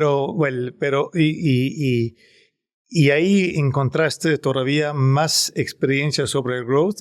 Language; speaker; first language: Spanish; non-native, fluent; Danish